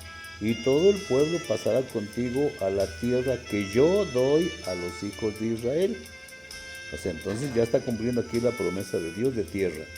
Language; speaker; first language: Spanish; native; Spanish